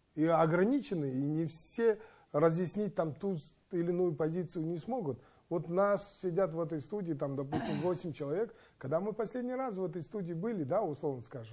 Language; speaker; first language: Russian; non-native, local second language; Kazakh